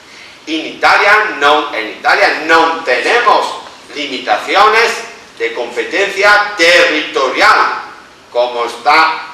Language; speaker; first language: Spanish; non-native, fluent; Italian